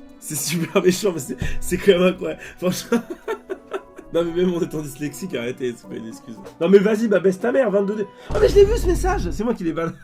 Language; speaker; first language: French; native; French